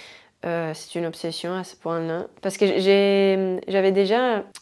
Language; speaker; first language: French; non-native, fluent; Spanish